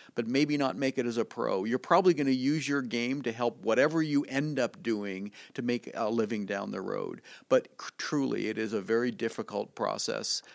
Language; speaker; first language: English; native; English